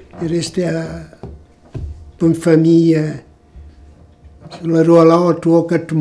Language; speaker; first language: French; non-native, learner; Italian